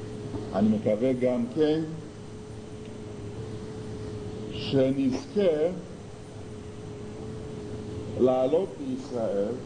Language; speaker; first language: Hebrew; non-native, fluent; English